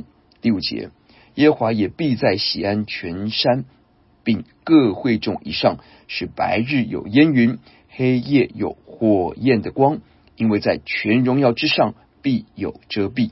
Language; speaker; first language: Chinese; native; Chinese